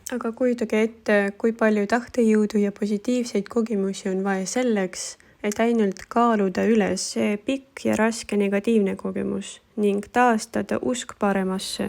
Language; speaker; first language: Estonian; non-native, local second language; Russian